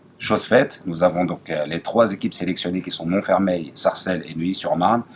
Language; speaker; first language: French; native; French